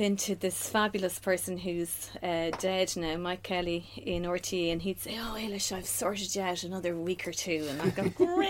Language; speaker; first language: English; native; English